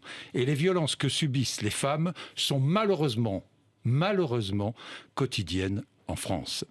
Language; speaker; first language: French; native; French